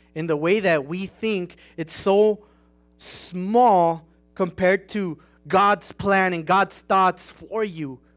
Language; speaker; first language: English; non-native, fluent; Spanish